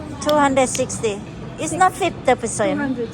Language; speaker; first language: English; non-native, learner; Thai